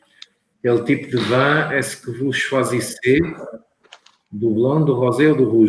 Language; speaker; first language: French; non-native, learner; Portuguese